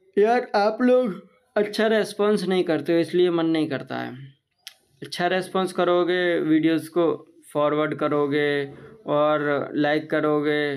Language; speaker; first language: Hindi; native; Hindi